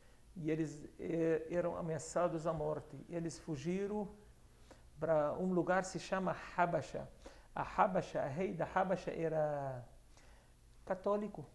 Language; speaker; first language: Portuguese; non-native, fluent; Arabic